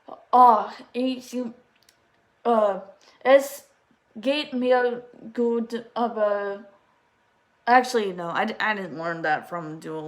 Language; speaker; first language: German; non-native, learner; English